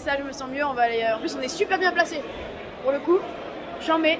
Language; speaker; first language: French; native; French